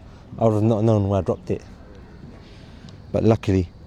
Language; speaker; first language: English; native; English